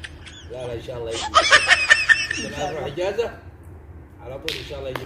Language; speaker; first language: Arabic; non-native, learner; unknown